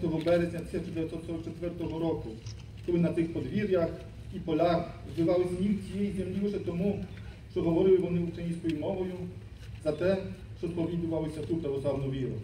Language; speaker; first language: Ukrainian; early bilingual, heritage; Ukrainian